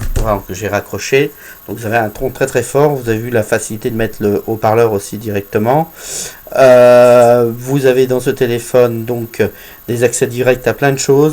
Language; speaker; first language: French; native; French